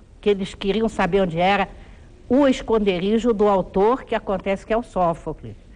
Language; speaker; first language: Portuguese; early bilingual, other home language; German